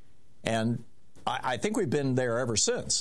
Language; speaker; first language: English; native; English